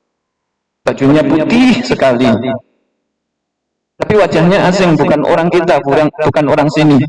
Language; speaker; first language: Indonesian; non-native, local second language; Javanese